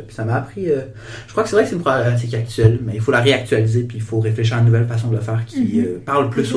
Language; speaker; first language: French; native; French